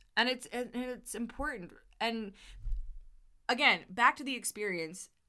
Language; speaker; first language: English; native; English